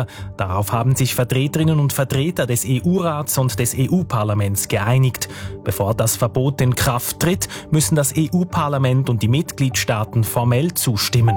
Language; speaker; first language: German; native; German